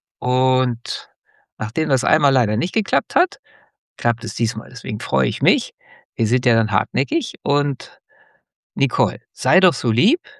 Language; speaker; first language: German; native; German